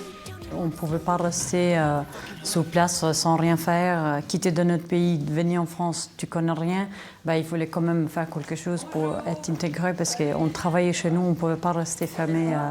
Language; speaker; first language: French; non-native, fluent; Albanian